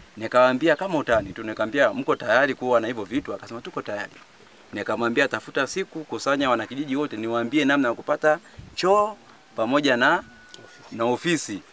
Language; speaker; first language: Swahili; non-native, local second language; Sukuma